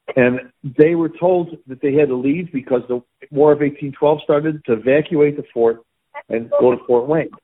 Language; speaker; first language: English; native; English